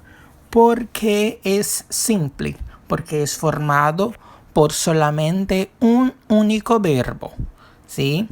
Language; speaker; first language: Spanish; non-native, fluent; Portuguese